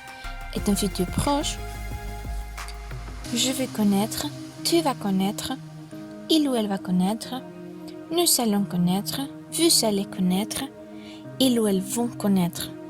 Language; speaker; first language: French; non-native, fluent; Spanish